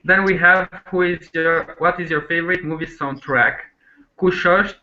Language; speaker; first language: English; non-native, fluent; Albanian